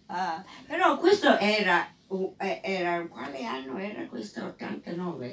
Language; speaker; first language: Italian; non-native, fluent; English